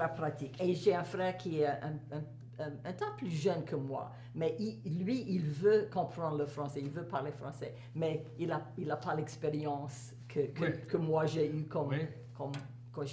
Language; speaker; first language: French; native; French